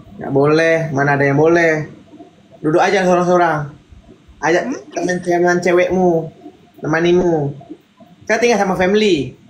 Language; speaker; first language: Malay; native; Malay